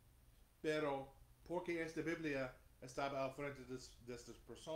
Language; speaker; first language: Spanish; non-native, fluent; English